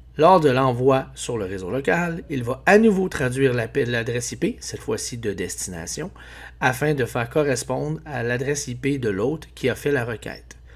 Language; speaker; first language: French; native; French